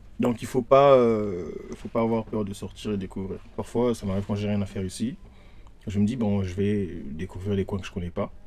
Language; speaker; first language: French; non-native, local second language; Lingala